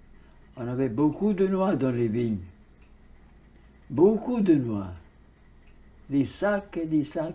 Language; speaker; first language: French; early bilingual, heritage; French